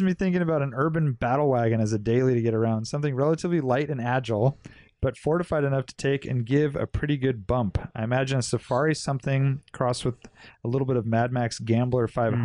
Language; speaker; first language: English; native; English